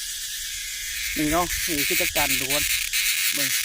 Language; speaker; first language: Thai; non-native, local second language; Northeastern Thai